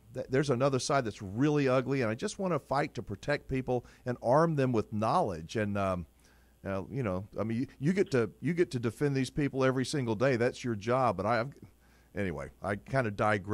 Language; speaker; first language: English; native; English